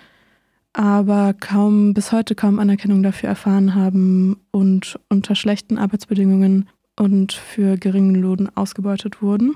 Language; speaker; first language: German; native; German